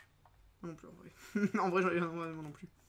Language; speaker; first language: French; native; French